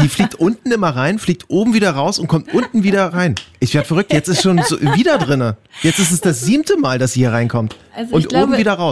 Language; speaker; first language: German; native; German